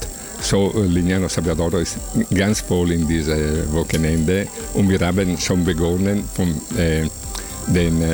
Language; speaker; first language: German; non-native, learner; Italian